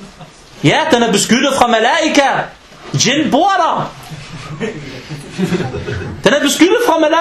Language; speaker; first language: Danish; non-native, fluent; Arabic